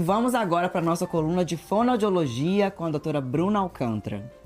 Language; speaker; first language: Portuguese; native; Portuguese